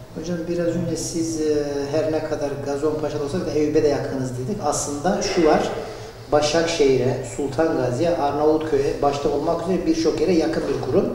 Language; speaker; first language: Turkish; native; Turkish